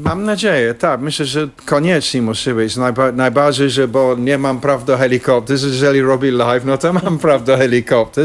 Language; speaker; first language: Polish; non-native, fluent; English